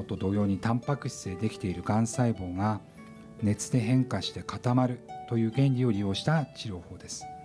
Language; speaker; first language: Japanese; native; Japanese